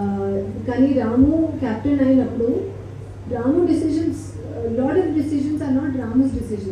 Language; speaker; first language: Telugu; non-native, learner; Hindi